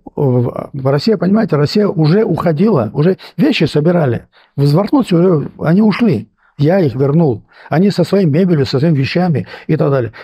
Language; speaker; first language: Russian; non-native, local second language; Armenian